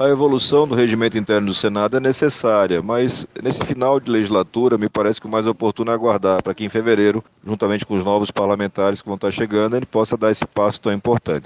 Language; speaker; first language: Portuguese; native; Portuguese